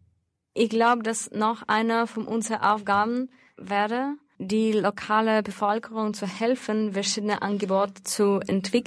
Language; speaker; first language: German; non-native, fluent; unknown